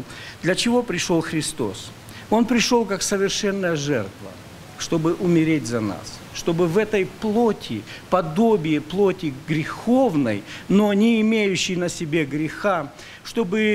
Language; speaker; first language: Russian; native; Russian